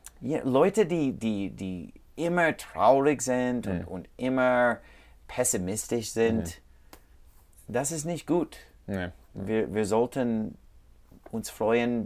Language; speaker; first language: German; non-native, learner; English